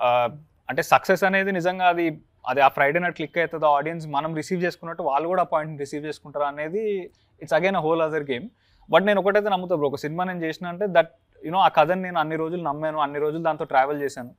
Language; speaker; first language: Telugu; native; Telugu